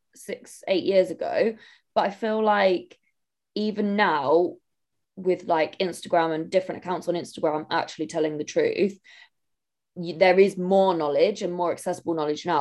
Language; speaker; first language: English; native; English